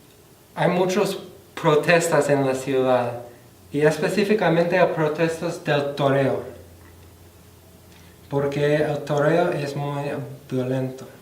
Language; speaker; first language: Spanish; non-native, fluent; English